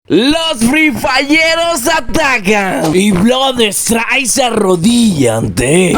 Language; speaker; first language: Spanish; native; Spanish